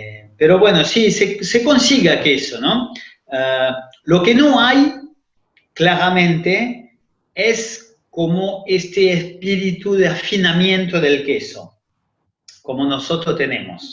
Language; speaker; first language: Spanish; non-native, fluent; French